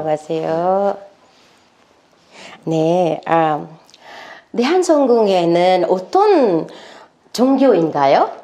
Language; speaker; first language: Korean; non-native, learner; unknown